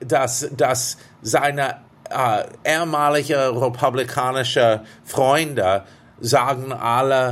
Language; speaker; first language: German; non-native, fluent; English